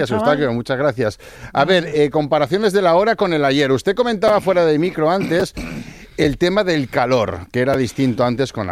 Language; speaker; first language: Spanish; native; Spanish